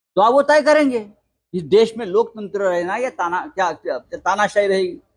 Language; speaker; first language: Hindi; non-native, local second language; Marathi